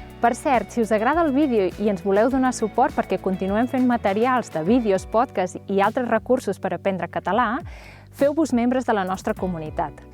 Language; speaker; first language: Catalan; native; Catalan